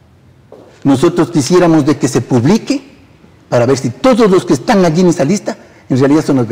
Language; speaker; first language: Spanish; native; Spanish